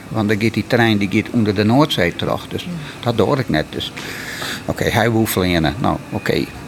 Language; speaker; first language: Dutch; non-native, local second language; Western Frisian